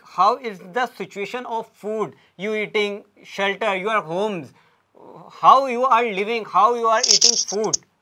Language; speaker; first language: English; non-native, local second language; Urdu